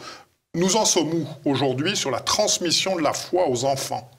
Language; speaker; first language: French; native; French